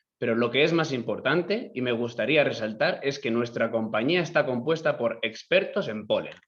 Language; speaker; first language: Spanish; native; Spanish